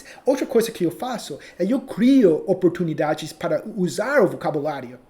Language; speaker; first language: Portuguese; non-native, fluent; English